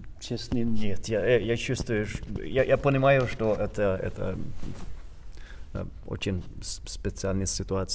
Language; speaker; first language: Russian; non-native, learner; Swedish